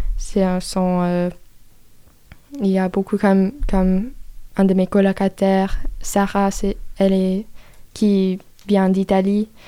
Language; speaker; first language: French; non-native, learner; English